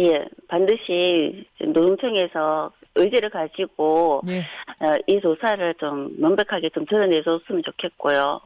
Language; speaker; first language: Korean; native; Korean